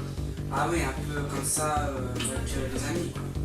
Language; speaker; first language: French; native; French